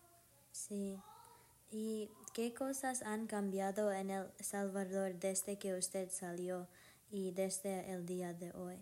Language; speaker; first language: Spanish; non-native, learner; English